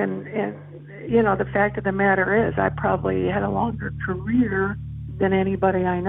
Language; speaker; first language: English; native; English